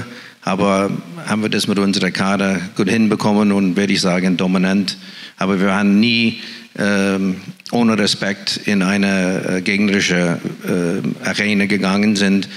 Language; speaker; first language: German; non-native, fluent; English